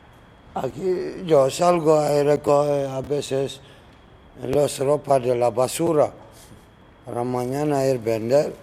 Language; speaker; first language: Spanish; non-native, learner; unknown